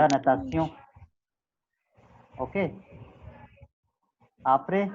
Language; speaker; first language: French; non-native, learner; Hindi